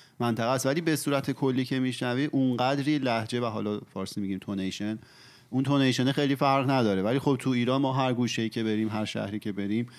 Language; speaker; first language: Persian; native; Persian